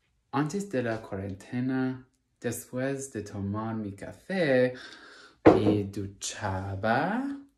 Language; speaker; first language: Spanish; non-native, learner; English